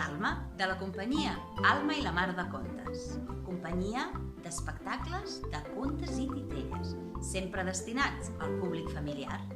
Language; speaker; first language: Catalan; native; Catalan